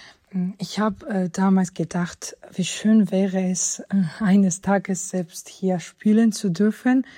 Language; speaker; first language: German; non-native, fluent; Georgian